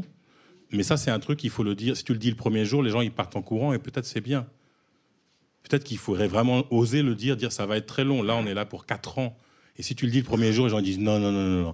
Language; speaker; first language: French; native; French